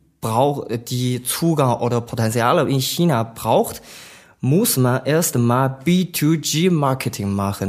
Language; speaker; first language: German; non-native, learner; Chinese